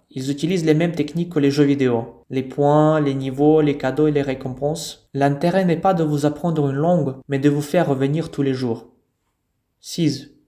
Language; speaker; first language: French; non-native, fluent; Russian